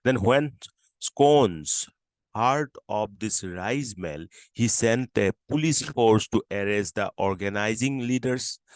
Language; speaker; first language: English; non-native, local second language; Assamese